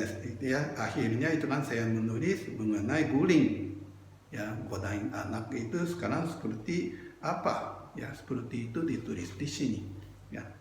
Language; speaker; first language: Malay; non-native, fluent; Japanese